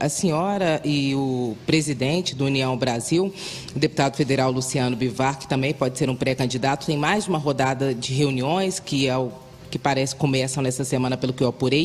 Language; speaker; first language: Portuguese; native; Portuguese